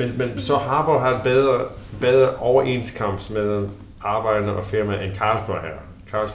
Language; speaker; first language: Danish; non-native, learner; English